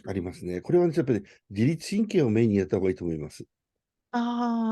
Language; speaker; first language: Japanese; native; Japanese